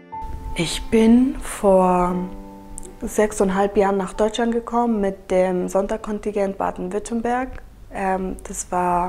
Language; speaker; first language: German; early bilingual, other home language; Kurdish